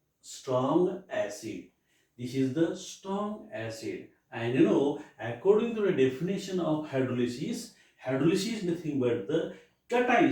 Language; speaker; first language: English; non-native, local second language; Marathi